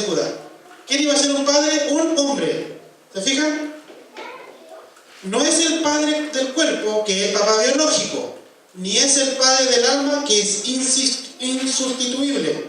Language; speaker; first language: Spanish; native; Spanish